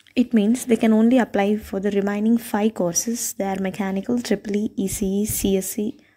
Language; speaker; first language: English; non-native, local second language; Telugu